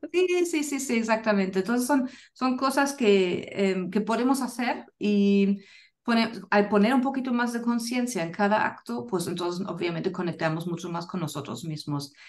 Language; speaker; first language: Spanish; non-native, fluent; German